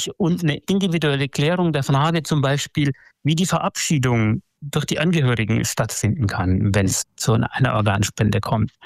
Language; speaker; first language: German; native; German